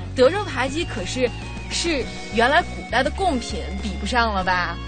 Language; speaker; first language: Chinese; native; Chinese